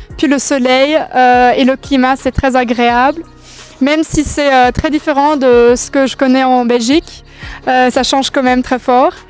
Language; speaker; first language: French; early bilingual, other home language; German